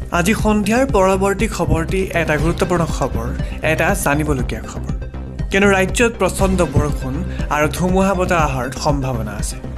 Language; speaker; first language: Assamese; non-native, local second language; Bangla